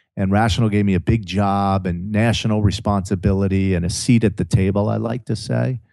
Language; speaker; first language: English; native; English